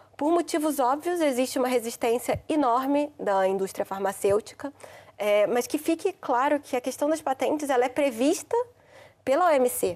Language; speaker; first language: Portuguese; native; Portuguese